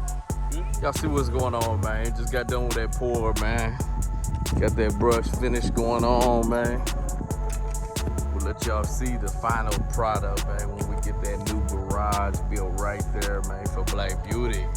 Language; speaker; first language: English; native; English